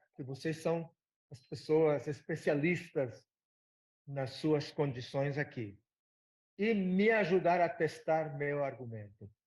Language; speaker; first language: Portuguese; non-native, fluent; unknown